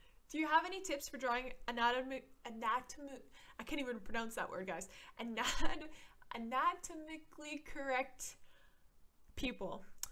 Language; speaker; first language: English; native; English